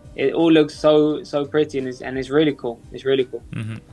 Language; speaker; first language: English; native; English